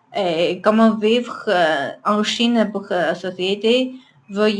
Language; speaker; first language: French; non-native, learner; Chinese